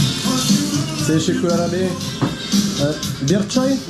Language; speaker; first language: Turkish; non-native, learner; French